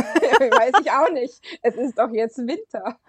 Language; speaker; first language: German; native; German